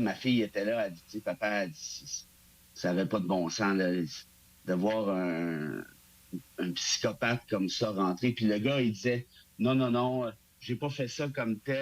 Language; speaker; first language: French; native; French